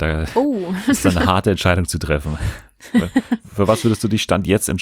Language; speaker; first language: German; native; German